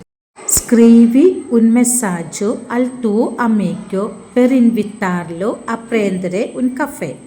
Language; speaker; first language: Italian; non-native, fluent; Malayalam